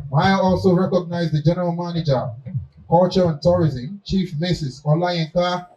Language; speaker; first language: English; non-native, local second language; Yoruba